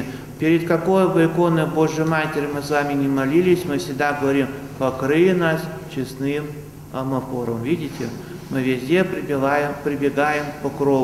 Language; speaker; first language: Russian; native; Russian